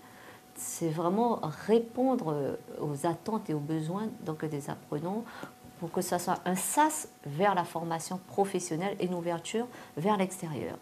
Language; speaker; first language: French; native; French